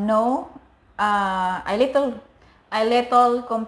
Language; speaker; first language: English; non-native, learner; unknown